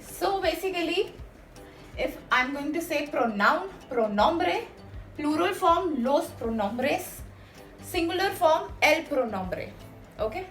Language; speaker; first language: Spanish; non-native, fluent; Hindi